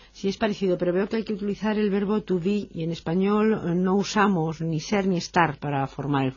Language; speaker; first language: Spanish; native; Spanish